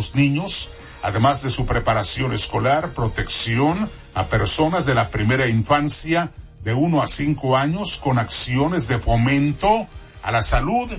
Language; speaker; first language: Spanish; native; Spanish